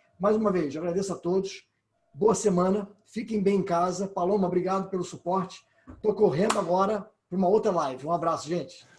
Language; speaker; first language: Portuguese; native; Portuguese